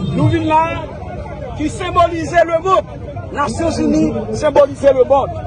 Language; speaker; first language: Haitian Creole; native; Haitian Creole